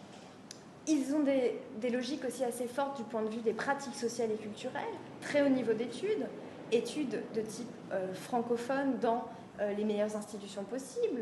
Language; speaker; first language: French; native; French